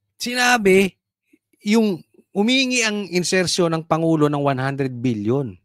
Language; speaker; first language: Filipino; native; Filipino